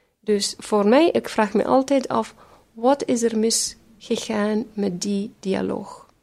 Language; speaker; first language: Dutch; non-native, fluent; Syriac